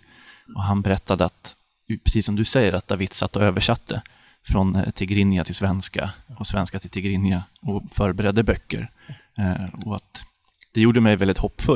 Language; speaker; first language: Swedish; native; Swedish